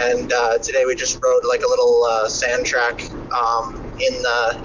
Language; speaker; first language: English; native; English